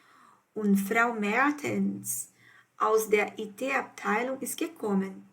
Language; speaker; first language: German; non-native, fluent; Portuguese